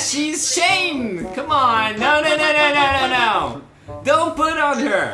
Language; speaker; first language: English; non-native, learner; Japanese